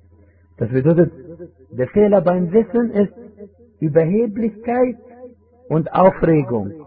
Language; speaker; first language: German; non-native, fluent; Arabic